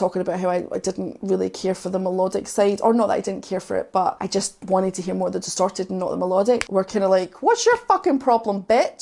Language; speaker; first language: English; native; English